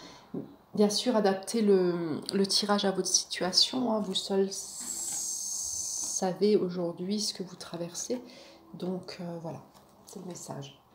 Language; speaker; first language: French; native; French